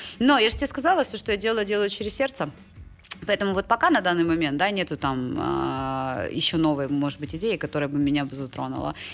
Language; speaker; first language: Russian; native; Russian